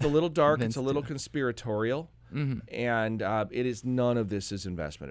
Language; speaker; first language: English; native; English